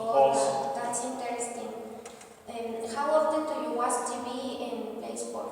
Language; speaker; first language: English; non-native, learner; Spanish